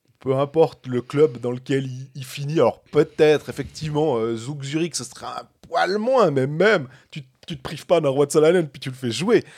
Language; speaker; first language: French; native; French